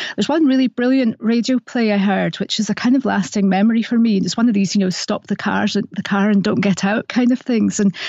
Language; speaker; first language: English; native; English